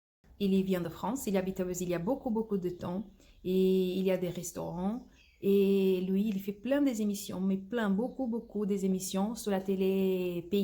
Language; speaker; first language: French; non-native, fluent; Portuguese